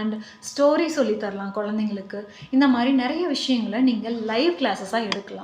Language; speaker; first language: Tamil; native; Tamil